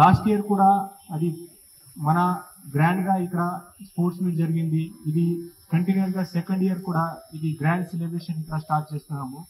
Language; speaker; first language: Telugu; non-native, fluent; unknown